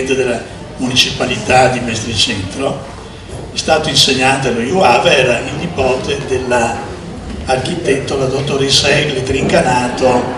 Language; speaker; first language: Italian; native; Italian